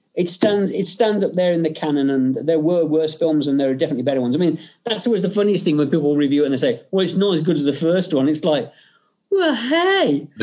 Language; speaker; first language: English; native; English